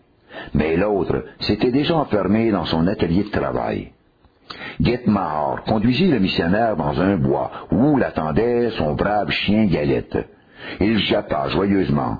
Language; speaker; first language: French; native; French